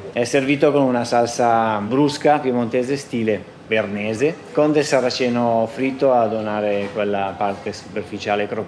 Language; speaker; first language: Italian; native; Italian